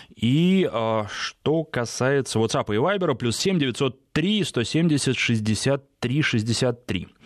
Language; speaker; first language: Russian; native; Russian